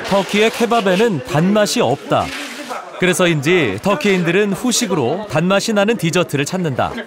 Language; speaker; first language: Korean; native; Korean